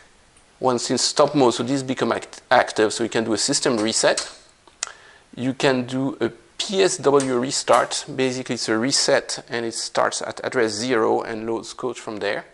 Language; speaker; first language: English; non-native, fluent; French